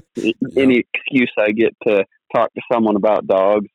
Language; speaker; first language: English; native; English